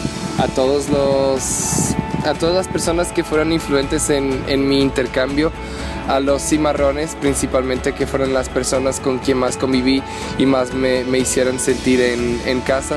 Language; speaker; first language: Spanish; non-native, fluent; Portuguese